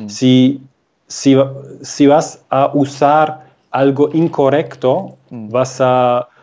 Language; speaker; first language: Spanish; non-native, fluent; German